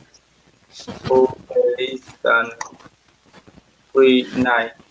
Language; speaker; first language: English; non-native, learner; Spanish